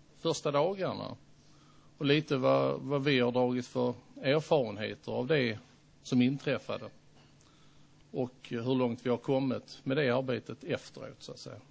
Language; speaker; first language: Swedish; native; Swedish